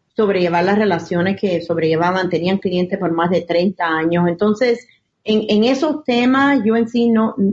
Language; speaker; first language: Spanish; early bilingual, heritage; Spanish